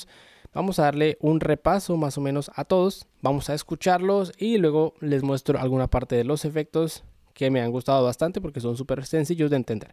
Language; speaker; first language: Spanish; native; Spanish